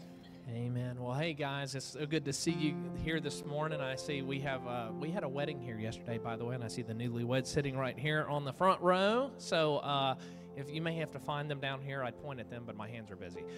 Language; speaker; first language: English; native; English